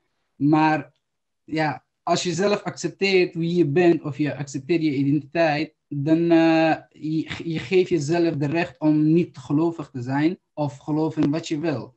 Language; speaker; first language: Dutch; non-native, learner; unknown